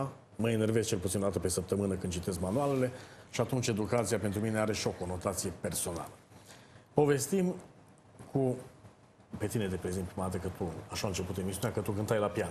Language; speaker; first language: Romanian; native; Romanian